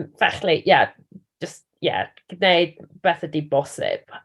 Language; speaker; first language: Welsh; non-native, learner; English